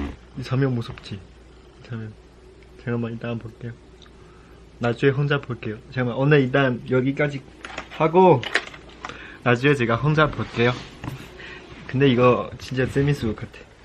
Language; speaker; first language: Korean; non-native, fluent; Chinese